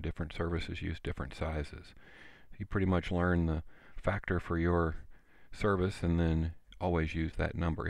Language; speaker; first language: English; native; English